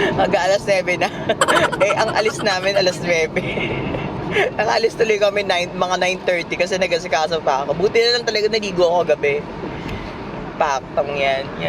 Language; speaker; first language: Filipino; native; Filipino